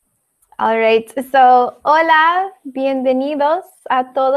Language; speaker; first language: Spanish; non-native, fluent; English